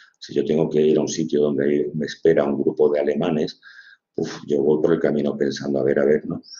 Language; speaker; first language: Spanish; native; Spanish